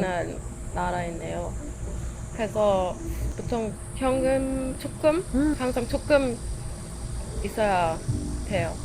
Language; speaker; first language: Korean; non-native, fluent; German